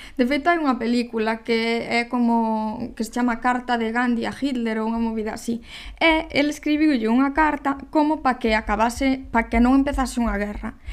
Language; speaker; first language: Galician; non-native, local second language; Spanish